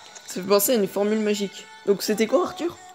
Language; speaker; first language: French; native; French